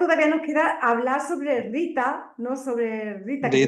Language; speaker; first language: Spanish; native; Spanish